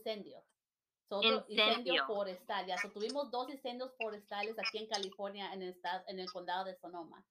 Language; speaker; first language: Spanish; native; Spanish